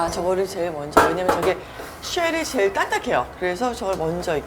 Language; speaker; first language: Korean; native; Korean